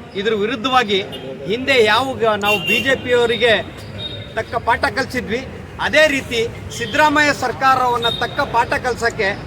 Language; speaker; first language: Kannada; non-native, local second language; Lambadi